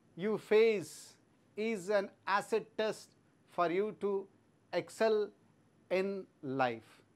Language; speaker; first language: English; non-native, local second language; Telugu